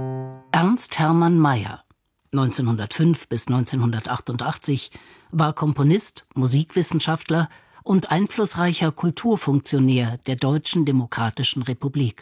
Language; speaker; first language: German; native; German